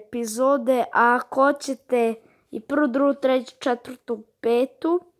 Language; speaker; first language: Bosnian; early bilingual, heritage; Croatian